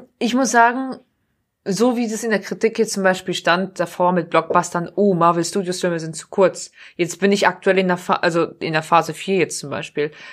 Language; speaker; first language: German; early bilingual, other home language; Polish